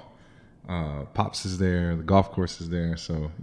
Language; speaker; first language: English; native; English